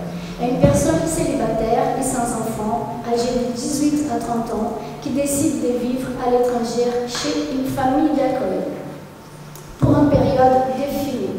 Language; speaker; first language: French; non-native, fluent; Portuguese